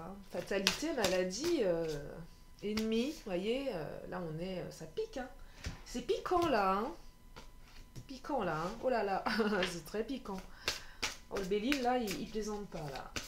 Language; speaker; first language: French; native; French